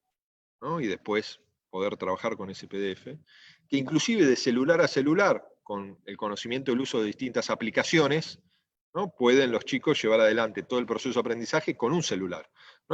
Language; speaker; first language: Spanish; native; Spanish